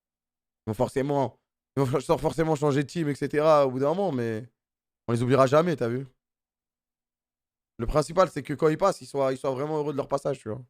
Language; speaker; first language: French; native; French